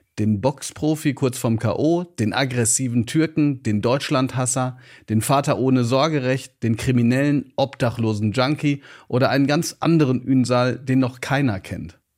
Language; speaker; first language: German; native; German